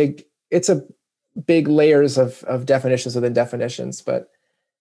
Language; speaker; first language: English; native; English